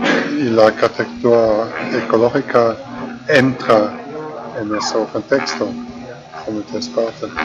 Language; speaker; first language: Spanish; non-native, fluent; German